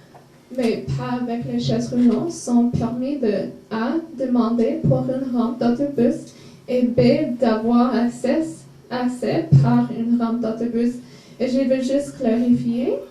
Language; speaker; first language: French; non-native, fluent; English